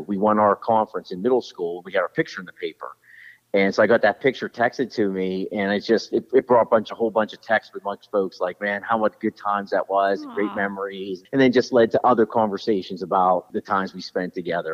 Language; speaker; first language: English; native; English